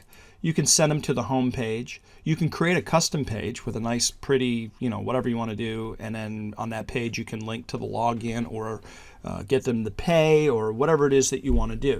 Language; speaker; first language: English; native; English